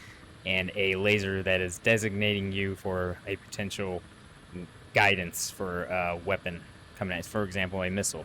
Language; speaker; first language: English; native; English